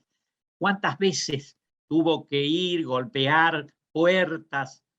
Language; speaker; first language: Spanish; native; Spanish